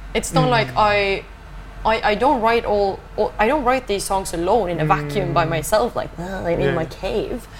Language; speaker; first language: English; non-native, fluent; Norwegian